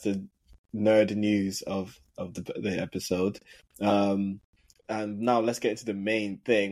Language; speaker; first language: English; native; English